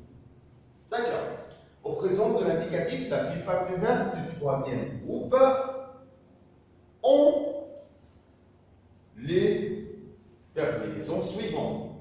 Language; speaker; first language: French; non-native, fluent; Arabic